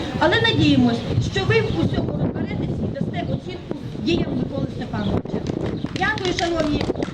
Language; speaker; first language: Ukrainian; native; Ukrainian